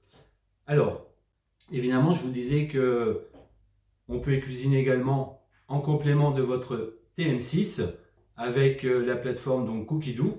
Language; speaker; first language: French; native; French